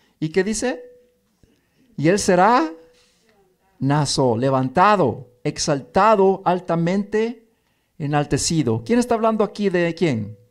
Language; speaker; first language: Spanish; early bilingual, heritage; Spanish